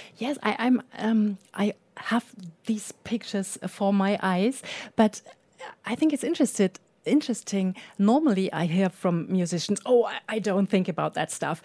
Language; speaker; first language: English; non-native, fluent; German